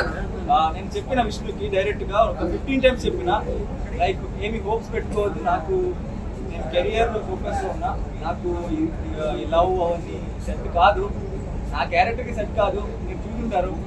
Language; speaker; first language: Telugu; non-native, local second language; Kannada